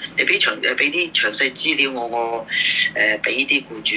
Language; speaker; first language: Cantonese; native; Cantonese